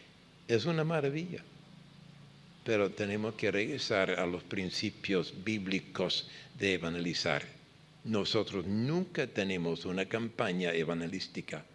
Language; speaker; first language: Spanish; non-native, fluent; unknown